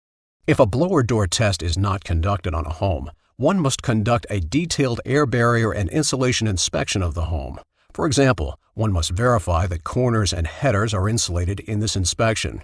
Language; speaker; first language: English; native; English